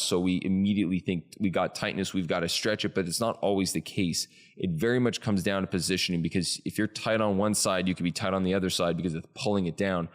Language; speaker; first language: English; native; English